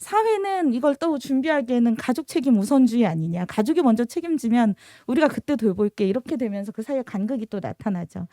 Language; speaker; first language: Korean; native; Korean